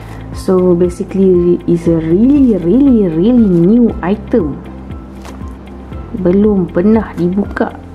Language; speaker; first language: English; non-native, local second language; Malay